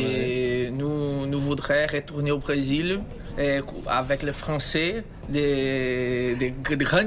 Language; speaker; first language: French; non-native, learner; Portuguese